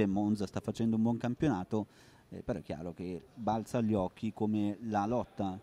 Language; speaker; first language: Italian; native; Italian